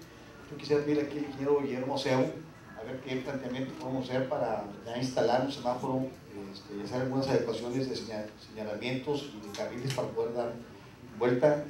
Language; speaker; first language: Spanish; native; Spanish